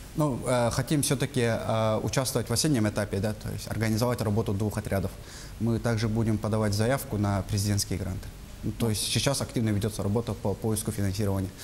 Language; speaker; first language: Russian; non-native, local second language; Yakut